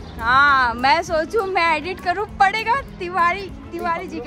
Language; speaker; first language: Hindi; native; Hindi